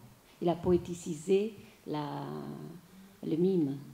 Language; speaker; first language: French; non-native, fluent; Italian